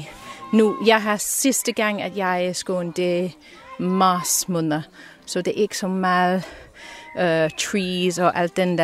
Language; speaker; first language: Danish; non-native, learner; English